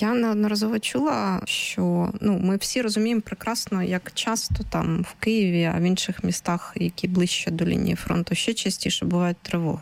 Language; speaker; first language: Ukrainian; native; Ukrainian